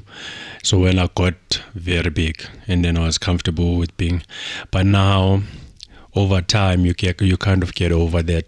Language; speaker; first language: English; non-native, local second language; Xhosa